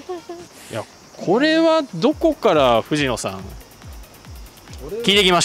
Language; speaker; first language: Japanese; native; Japanese